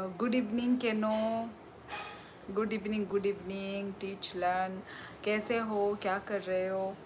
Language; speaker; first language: Hindi; non-native, local second language; Kok Borok